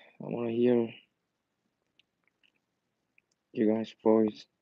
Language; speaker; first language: English; non-native, learner; Korean